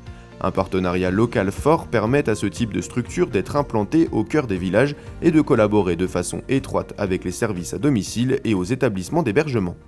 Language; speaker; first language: French; native; French